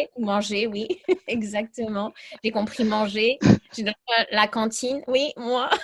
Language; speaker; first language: French; early bilingual, other home language; English